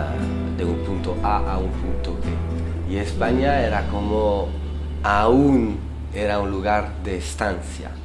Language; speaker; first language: Spanish; non-native, fluent; French